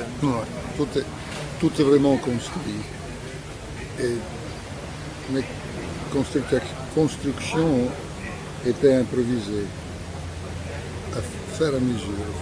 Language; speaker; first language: French; non-native, fluent; Russian